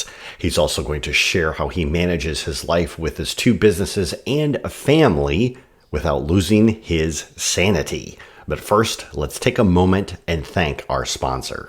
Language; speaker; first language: English; native; English